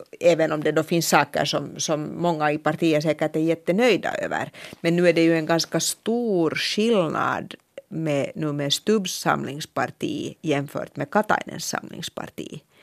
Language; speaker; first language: Swedish; native; Swedish